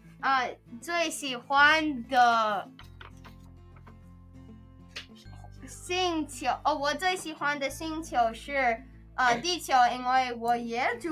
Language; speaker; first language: Chinese; non-native, learner; English